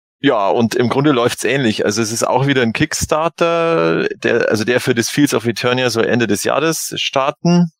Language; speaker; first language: German; native; German